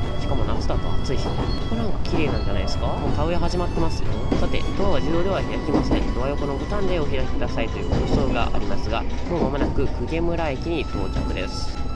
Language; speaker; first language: Japanese; native; Japanese